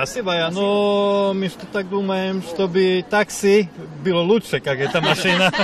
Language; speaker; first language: Russian; non-native, learner; Slovak